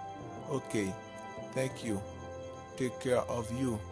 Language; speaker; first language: English; non-native, fluent; Haitian Creole